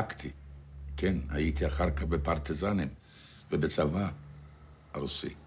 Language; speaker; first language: Hebrew; non-native, fluent; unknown